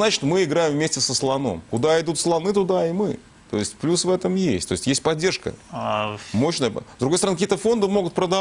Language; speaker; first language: Russian; native; Russian